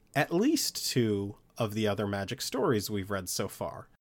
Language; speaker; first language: English; early bilingual, other home language; Italian